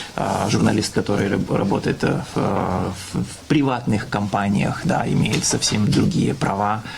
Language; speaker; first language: Russian; non-native, fluent; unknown